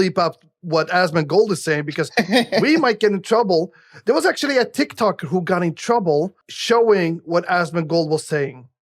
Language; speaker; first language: English; native; English